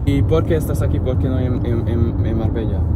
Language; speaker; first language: Spanish; non-native, learner; Hungarian